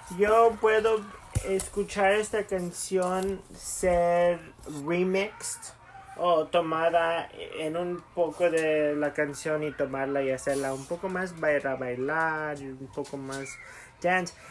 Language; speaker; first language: Spanish; early bilingual, heritage; Spanish